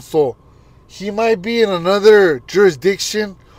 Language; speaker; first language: English; early bilingual, other home language; Spanish